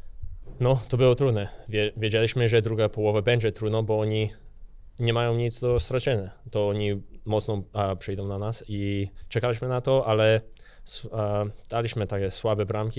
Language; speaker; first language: Polish; early bilingual, heritage; English